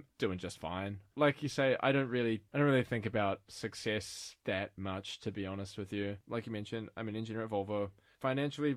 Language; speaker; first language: English; native; English